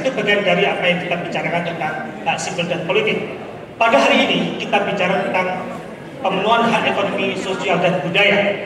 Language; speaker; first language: Indonesian; native; Indonesian